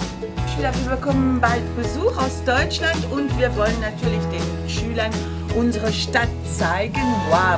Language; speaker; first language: German; non-native, learner; French